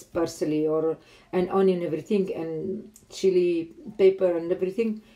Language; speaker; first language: English; non-native, learner; Arabic